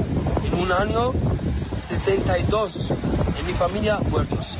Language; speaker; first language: Spanish; non-native, learner; Arabic